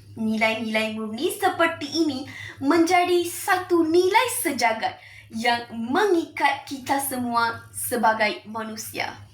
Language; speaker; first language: Malay; non-native, local second language; Tamil